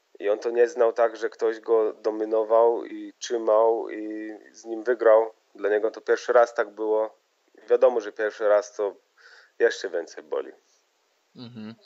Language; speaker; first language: Polish; early bilingual, heritage; Polish